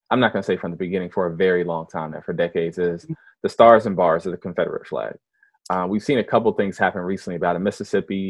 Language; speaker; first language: English; native; English